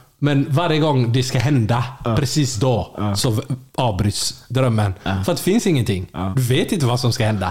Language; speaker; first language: Swedish; early bilingual, other home language; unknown